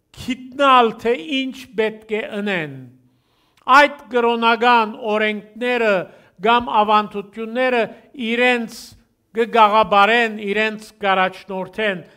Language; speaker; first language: Armenian; early bilingual, heritage; Armenian